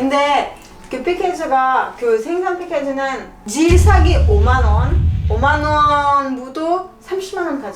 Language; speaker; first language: Korean; non-native, learner; French